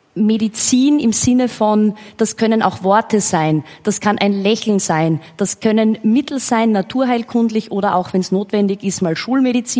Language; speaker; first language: German; native; German